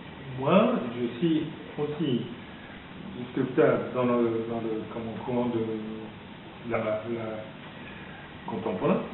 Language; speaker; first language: French; non-native, fluent; Japanese